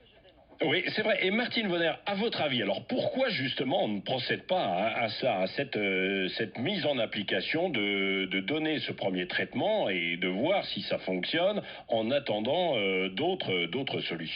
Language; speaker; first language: French; native; French